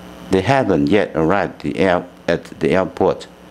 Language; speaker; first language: English; non-native, fluent; Chinese